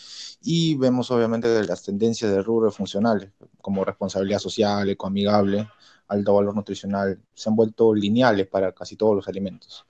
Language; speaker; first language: Spanish; native; Spanish